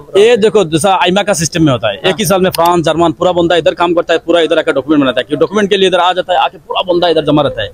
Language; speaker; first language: Hindi; non-native, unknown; Bangla